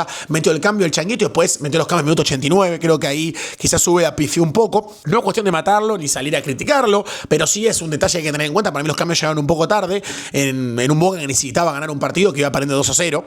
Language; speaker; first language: Spanish; native; Spanish